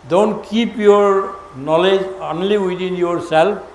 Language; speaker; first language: English; non-native, local second language; Assamese